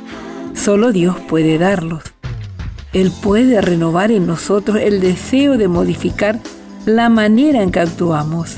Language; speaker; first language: Spanish; native; Spanish